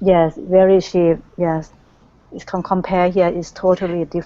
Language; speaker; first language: English; non-native, learner; Thai